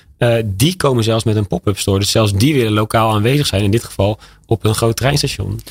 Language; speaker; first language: Dutch; native; Dutch